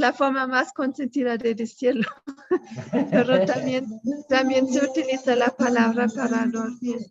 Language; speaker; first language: Spanish; non-native, fluent; German